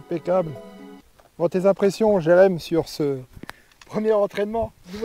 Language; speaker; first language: French; native; French